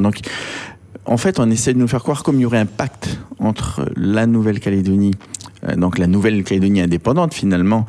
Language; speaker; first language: French; native; French